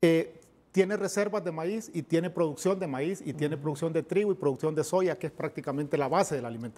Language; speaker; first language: Spanish; native; Spanish